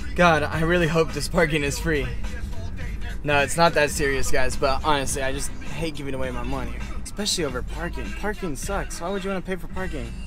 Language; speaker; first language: English; native; English